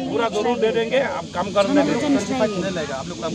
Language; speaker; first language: Hindi; non-native, local second language; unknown